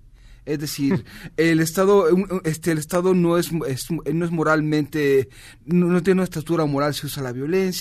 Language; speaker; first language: Spanish; native; Spanish